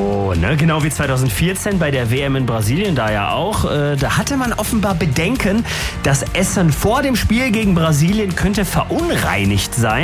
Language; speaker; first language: German; native; German